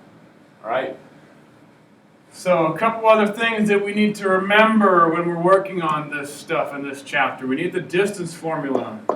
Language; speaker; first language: English; native; English